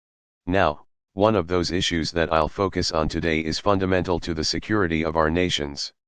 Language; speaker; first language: English; native; English